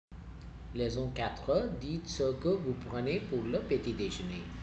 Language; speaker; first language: French; non-native, fluent; Tamil